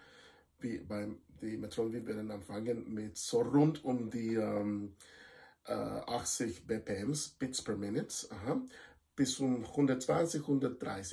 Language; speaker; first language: German; non-native, fluent; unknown